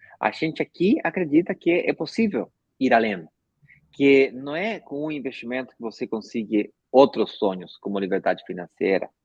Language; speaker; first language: Portuguese; non-native, fluent; Spanish